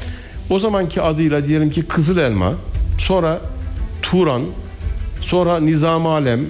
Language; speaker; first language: Turkish; native; Turkish